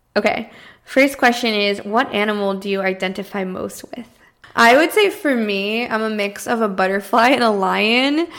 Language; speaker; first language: English; early bilingual, other home language; Portuguese